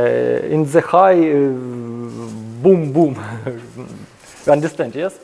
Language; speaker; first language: English; non-native, learner; Ukrainian